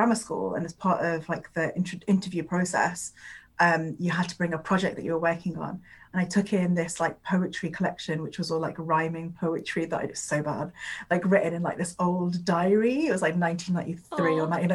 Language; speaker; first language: English; non-native, local second language; Urdu